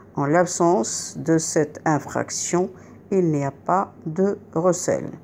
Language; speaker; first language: French; non-native, local second language; Arabic